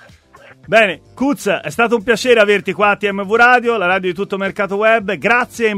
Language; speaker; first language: Italian; native; Italian